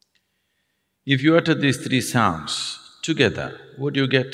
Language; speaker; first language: English; non-native, local second language; Tamil